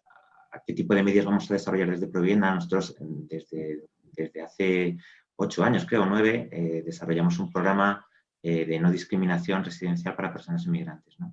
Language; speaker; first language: Spanish; native; Spanish